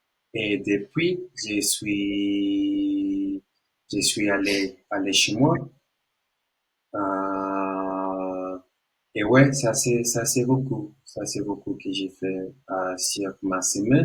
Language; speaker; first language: French; non-native, learner; Spanish